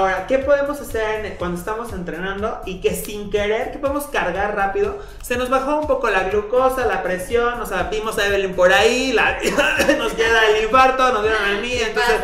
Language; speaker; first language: Spanish; native; Spanish